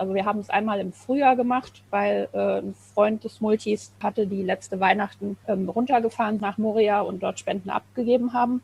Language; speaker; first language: German; native; German